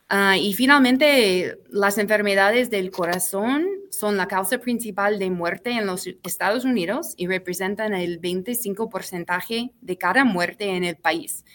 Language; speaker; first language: Spanish; non-native, fluent; English